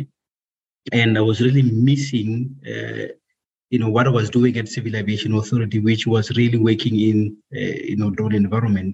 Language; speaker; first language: English; non-native, local second language; Southern Sotho